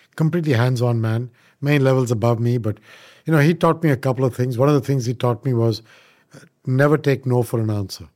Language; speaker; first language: English; non-native, local second language; Punjabi